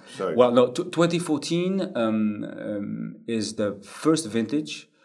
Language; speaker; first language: English; non-native, fluent; French